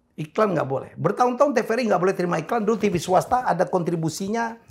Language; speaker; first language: Indonesian; native; Indonesian